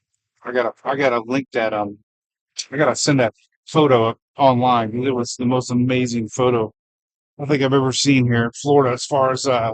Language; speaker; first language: English; native; English